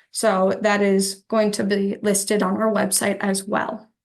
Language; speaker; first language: English; native; English